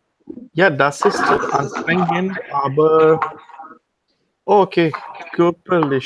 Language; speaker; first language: German; non-native, learner; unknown